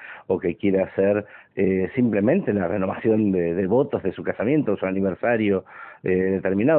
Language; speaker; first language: Spanish; native; Spanish